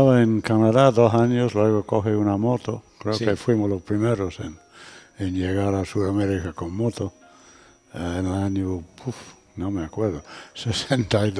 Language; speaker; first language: Spanish; non-native, fluent; English